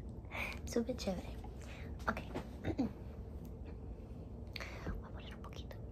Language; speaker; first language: Spanish; early bilingual, heritage; Spanish